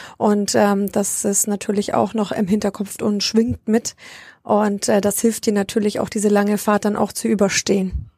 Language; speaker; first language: German; early bilingual, other home language; Romanian